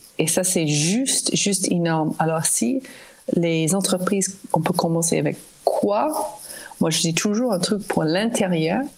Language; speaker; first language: French; non-native, fluent; English